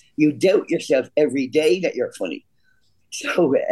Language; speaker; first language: English; native; English